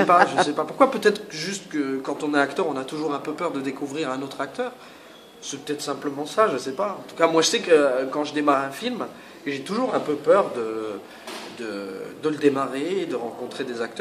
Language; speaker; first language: French; native; French